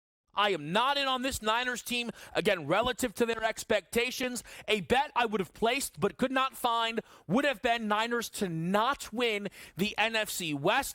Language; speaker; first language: English; native; English